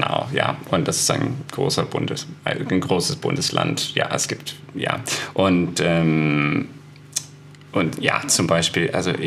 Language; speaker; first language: German; non-native, fluent; English